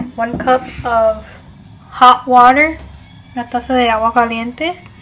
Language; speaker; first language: Spanish; early bilingual, heritage; Spanish